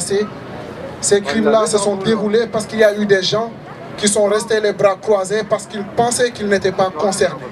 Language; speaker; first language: French; non-native, local second language; Wolof